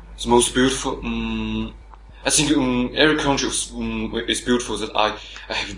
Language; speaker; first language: English; non-native, learner; Chinese